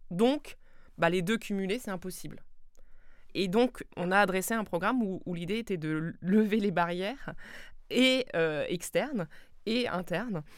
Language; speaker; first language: French; non-native, local second language; Swiss German